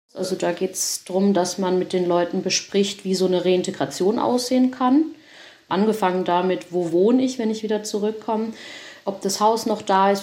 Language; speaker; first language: German; native; German